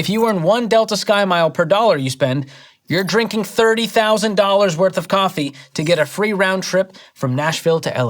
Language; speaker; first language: English; native; English